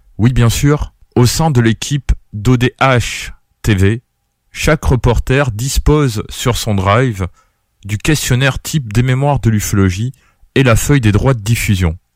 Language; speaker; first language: French; native; French